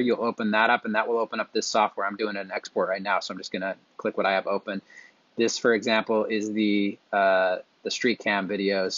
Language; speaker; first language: English; native; English